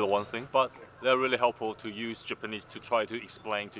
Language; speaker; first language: English; non-native, learner; Chinese